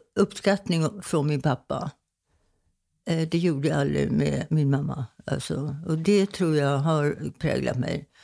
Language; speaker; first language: Swedish; native; Swedish